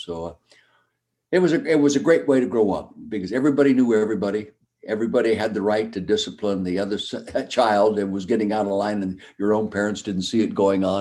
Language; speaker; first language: English; native; English